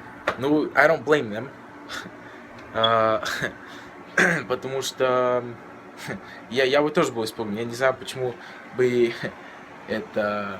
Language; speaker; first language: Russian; early bilingual, heritage; Russian